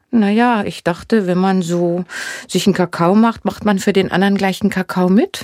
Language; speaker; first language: German; native; German